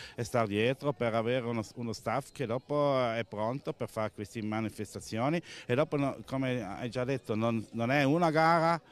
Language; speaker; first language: Italian; non-native, local second language; German